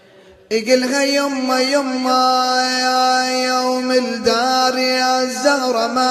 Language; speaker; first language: Arabic; native; Arabic